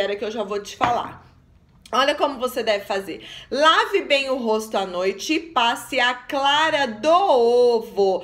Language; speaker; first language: Portuguese; native; Portuguese